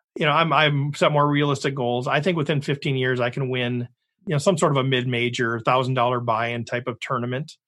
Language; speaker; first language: English; native; English